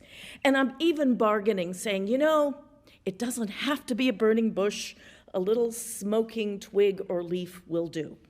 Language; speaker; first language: English; native; English